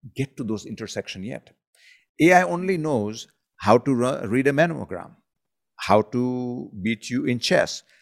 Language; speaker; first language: English; non-native, local second language; Gujarati